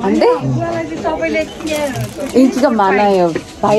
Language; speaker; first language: Korean; non-native, learner; Nepali